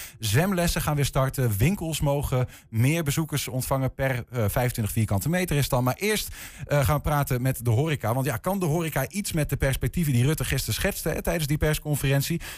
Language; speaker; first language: Dutch; native; Dutch